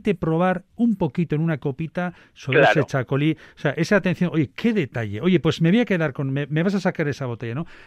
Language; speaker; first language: Spanish; native; Spanish